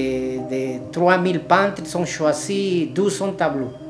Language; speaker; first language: French; non-native, learner; Spanish